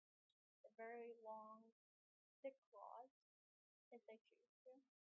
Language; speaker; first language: English; native; English